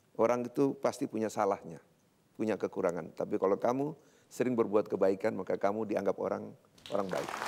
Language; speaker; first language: Indonesian; native; Indonesian